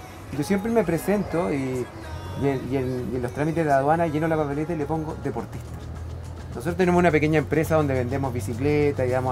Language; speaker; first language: Spanish; native; Spanish